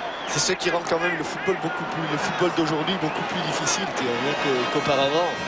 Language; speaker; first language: French; native; French